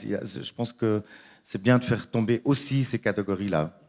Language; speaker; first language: French; native; French